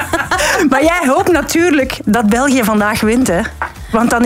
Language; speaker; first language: Dutch; native; Dutch